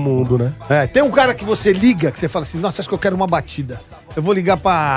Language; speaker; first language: Portuguese; native; Portuguese